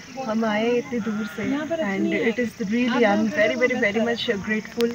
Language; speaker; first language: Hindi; non-native, local second language; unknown